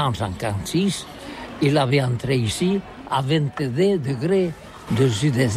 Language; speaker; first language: French; non-native, learner; Catalan